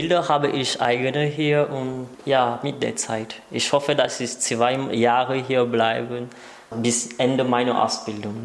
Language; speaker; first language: German; non-native, learner; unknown